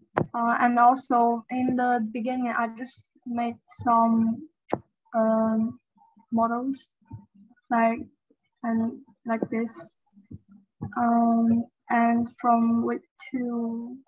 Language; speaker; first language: English; non-native, fluent; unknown